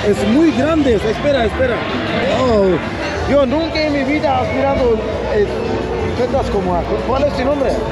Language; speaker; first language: Spanish; non-native, learner; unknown